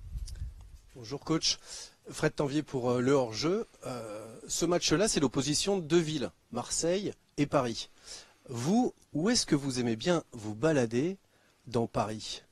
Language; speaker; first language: French; native; French